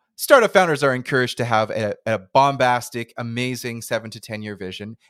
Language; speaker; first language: English; native; English